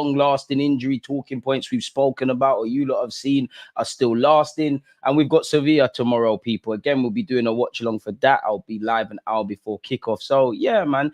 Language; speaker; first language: English; native; English